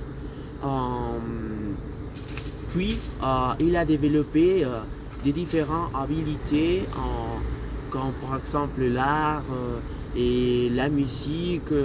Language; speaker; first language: French; non-native, learner; Spanish